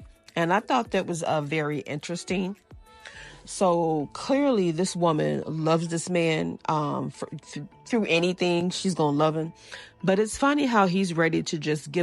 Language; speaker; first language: English; native; English